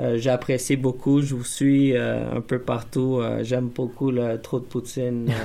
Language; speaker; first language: French; native; French